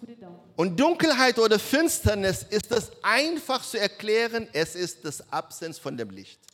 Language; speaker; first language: German; non-native, learner; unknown